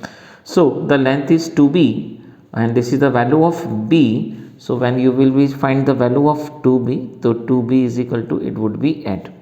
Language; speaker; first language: English; non-native, local second language; Hindi